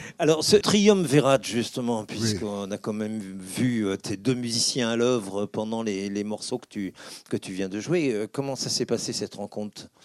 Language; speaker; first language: French; native; French